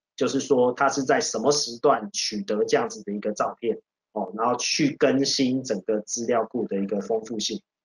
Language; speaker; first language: Chinese; native; Chinese